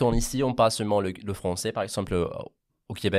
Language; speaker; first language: French; non-native, fluent; Catalan